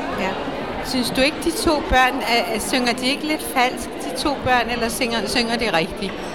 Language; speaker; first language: Danish; native; Danish